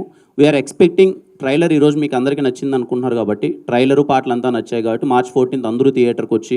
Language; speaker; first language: Telugu; native; Telugu